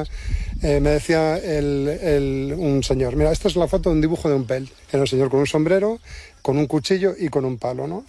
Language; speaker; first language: Spanish; native; Spanish